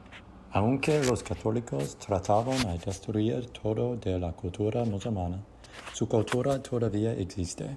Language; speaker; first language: Spanish; non-native, learner; English